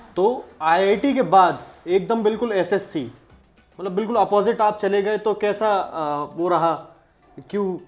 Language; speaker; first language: Hindi; native; Hindi